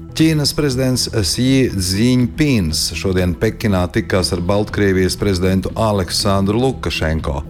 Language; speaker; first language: Latvian; native; Latvian